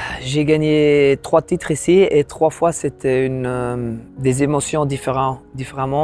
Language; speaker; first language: French; non-native, local second language; Dutch